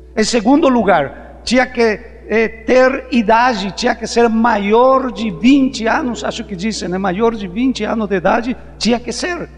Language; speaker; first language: Portuguese; non-native, fluent; Spanish